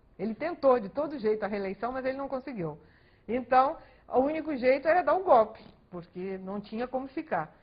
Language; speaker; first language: Portuguese; early bilingual, other home language; Spanish